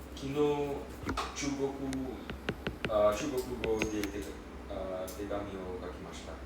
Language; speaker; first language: Japanese; non-native, learner; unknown